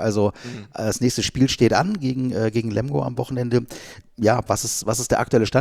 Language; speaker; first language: German; native; German